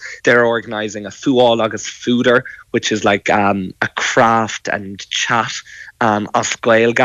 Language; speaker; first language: English; native; English